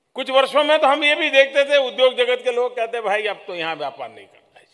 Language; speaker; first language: Hindi; non-native, local second language; Gujarati